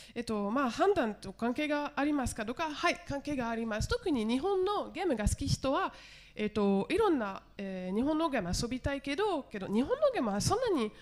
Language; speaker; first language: Japanese; non-native, fluent; French